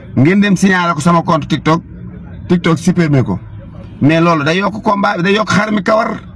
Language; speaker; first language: Wolof; native; Wolof